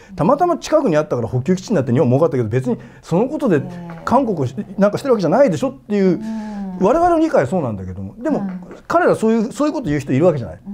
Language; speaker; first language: Japanese; native; Japanese